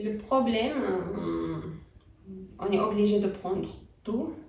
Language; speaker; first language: French; non-native, learner; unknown